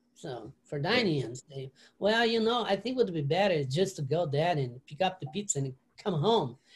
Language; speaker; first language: English; non-native, learner; Portuguese